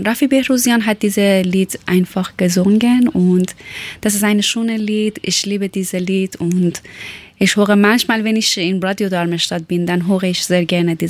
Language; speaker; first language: German; non-native, learner; Persian